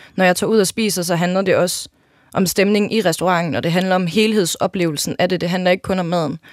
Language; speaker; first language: Danish; native; Danish